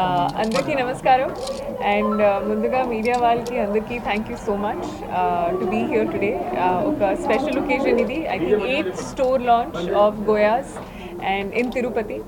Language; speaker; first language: Telugu; non-native, learner; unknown